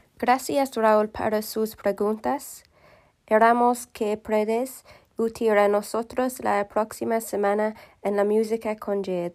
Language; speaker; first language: Spanish; non-native, learner; English